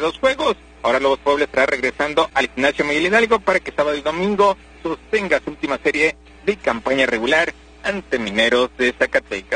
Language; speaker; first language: Spanish; native; Spanish